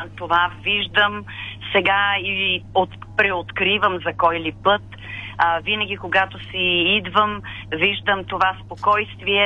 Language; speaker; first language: Bulgarian; native; Bulgarian